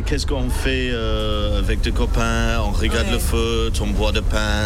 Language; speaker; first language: French; non-native, learner; English